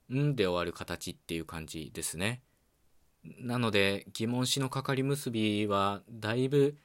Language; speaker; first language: Japanese; native; Japanese